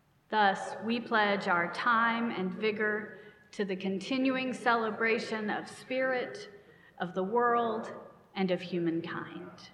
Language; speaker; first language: English; native; English